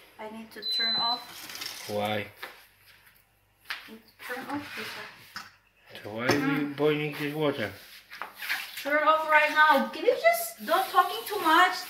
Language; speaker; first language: English; non-native, learner; Indonesian